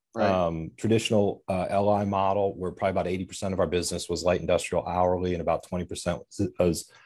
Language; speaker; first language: English; native; English